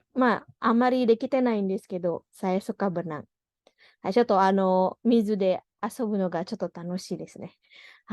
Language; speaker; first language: Japanese; non-native, fluent; Indonesian